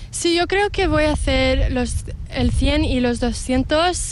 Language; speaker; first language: Spanish; early bilingual, heritage; Spanish